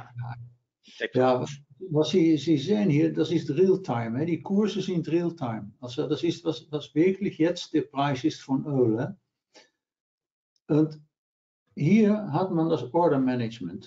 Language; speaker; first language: German; non-native, learner; Dutch